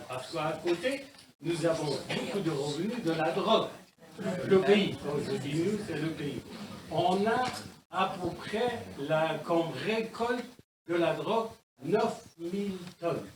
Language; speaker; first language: French; non-native, fluent; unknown